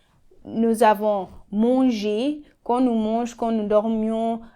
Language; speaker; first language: French; non-native, learner; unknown